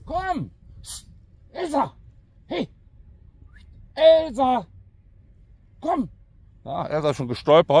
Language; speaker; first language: German; native; German